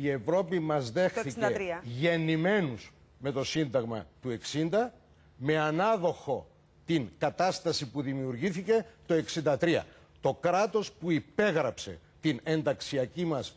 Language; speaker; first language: Greek; native; Greek